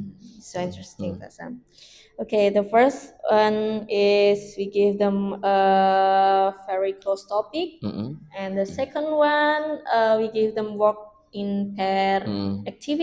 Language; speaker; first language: English; non-native, learner; Indonesian